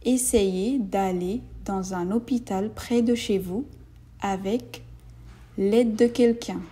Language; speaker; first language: French; non-native, fluent; Bangla